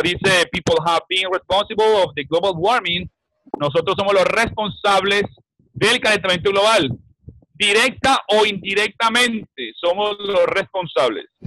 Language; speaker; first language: English; non-native, learner; Spanish